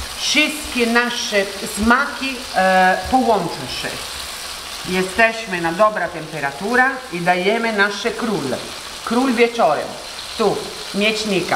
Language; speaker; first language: Polish; non-native, learner; Italian